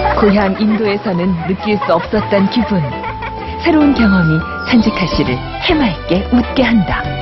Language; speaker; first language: Korean; native; Korean